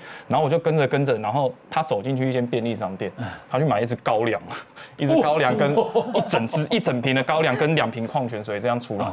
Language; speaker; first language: Chinese; native; Chinese